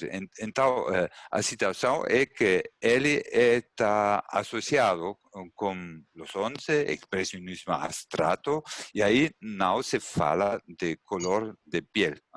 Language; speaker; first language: Portuguese; non-native, learner; German